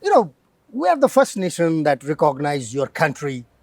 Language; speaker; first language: English; non-native, local second language; Nepali